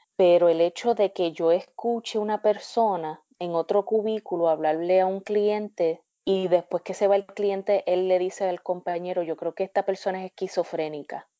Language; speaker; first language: Spanish; native; Spanish